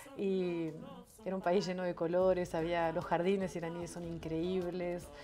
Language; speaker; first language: Spanish; non-native, fluent; French